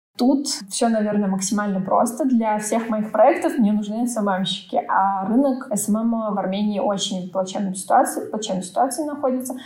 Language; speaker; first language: Russian; native; Russian